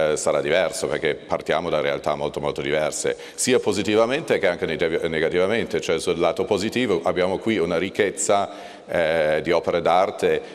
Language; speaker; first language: Italian; non-native, fluent; German